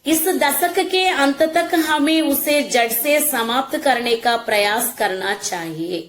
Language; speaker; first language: Hindi; non-native, local second language; Telugu